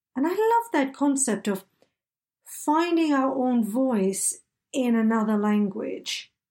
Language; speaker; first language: English; native; English